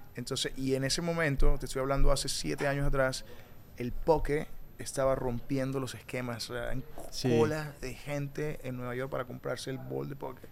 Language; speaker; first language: Spanish; native; Spanish